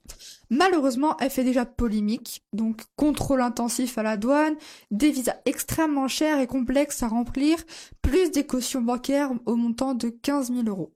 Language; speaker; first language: French; native; French